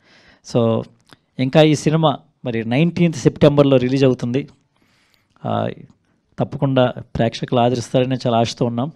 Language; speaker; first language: Telugu; native; Telugu